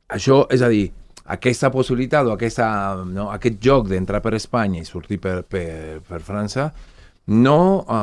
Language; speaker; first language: Catalan; non-native, fluent; Spanish